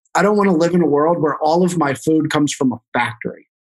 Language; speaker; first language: English; native; English